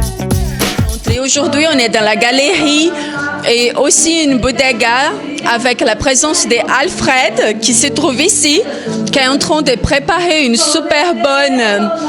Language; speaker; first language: French; non-native, fluent; Portuguese